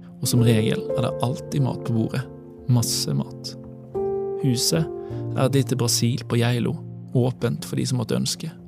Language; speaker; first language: Norwegian; native; Norwegian